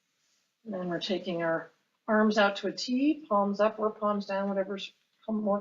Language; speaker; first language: English; native; English